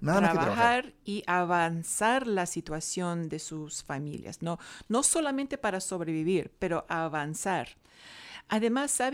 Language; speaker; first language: Spanish; non-native, fluent; English